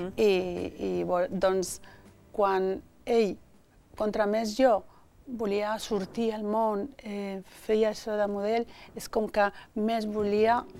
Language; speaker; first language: Catalan; early bilingual, other home language; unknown